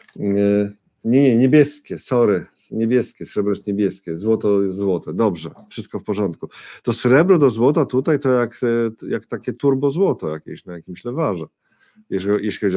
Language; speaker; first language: Polish; native; Polish